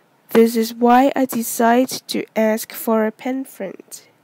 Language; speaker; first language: English; non-native, local second language; Cantonese